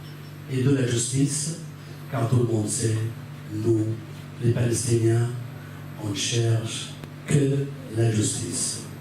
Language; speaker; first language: French; non-native, fluent; Arabic